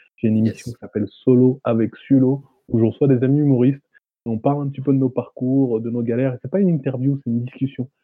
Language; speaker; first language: French; early bilingual, other home language; Wolof